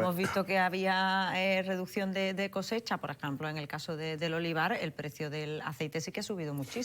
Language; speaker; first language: Spanish; native; Spanish